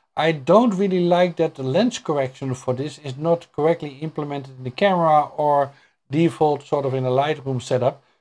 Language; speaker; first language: English; non-native, fluent; Dutch